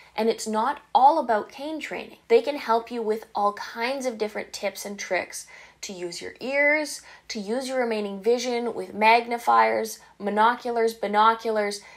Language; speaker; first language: English; native; English